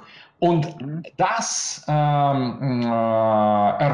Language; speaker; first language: German; non-native, learner; Russian